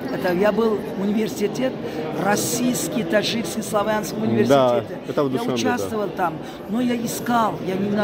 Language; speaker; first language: Russian; non-native, local second language; Uzbek